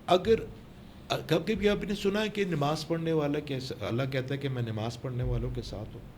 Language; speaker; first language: Urdu; non-native, local second language; Pashto